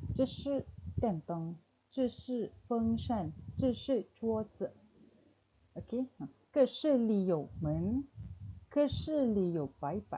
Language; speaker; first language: Chinese; non-native, fluent; Malay